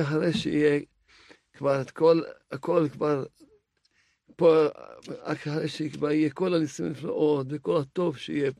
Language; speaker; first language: Hebrew; non-native, fluent; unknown